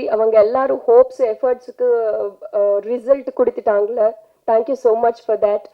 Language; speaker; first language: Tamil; non-native, learner; Telugu